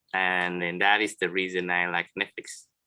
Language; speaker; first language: English; non-native, learner; Vietnamese